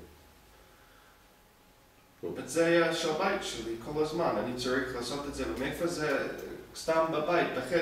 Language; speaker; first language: Hebrew; non-native, learner; English